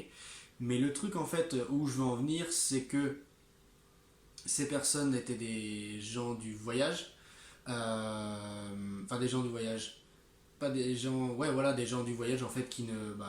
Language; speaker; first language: French; native; French